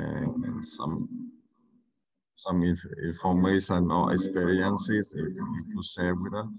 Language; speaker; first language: English; non-native, learner; Vietnamese